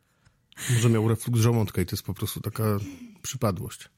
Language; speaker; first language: Polish; native; Polish